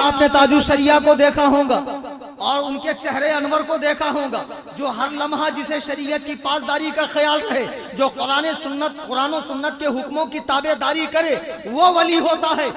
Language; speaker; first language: Urdu; native; Urdu